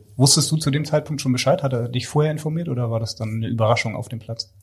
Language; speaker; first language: German; native; German